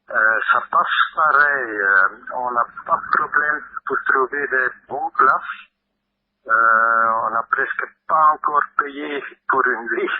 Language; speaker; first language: French; non-native, local second language; Dutch